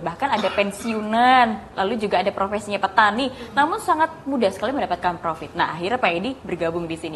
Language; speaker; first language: Indonesian; native; Indonesian